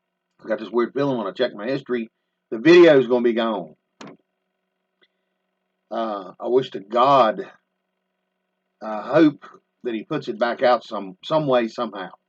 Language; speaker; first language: English; native; English